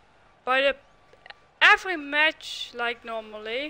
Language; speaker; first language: English; non-native, learner; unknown